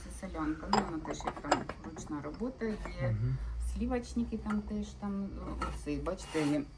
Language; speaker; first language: Ukrainian; native; Ukrainian